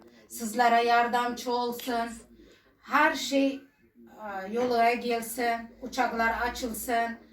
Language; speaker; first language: Turkish; non-native, learner; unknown